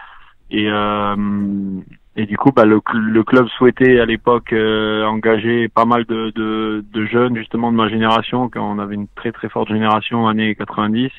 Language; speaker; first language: French; native; French